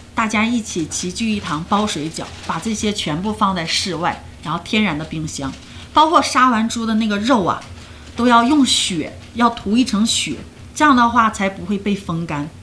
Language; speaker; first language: Chinese; native; Chinese